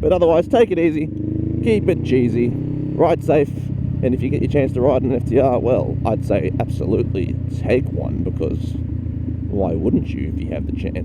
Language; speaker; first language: English; native; English